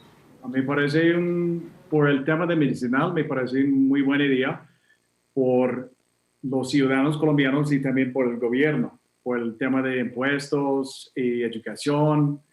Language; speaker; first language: Spanish; non-native, fluent; English